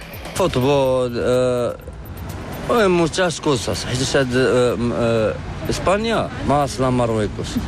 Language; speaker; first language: Spanish; non-native, learner; Arabic